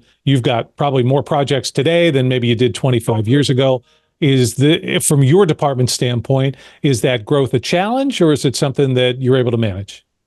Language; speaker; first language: English; native; English